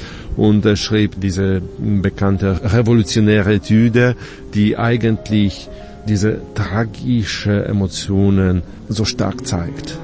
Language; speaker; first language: German; non-native, fluent; Polish